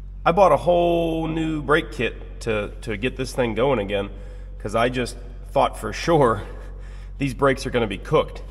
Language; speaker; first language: English; native; English